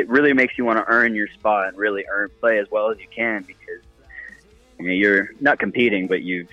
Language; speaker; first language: English; native; English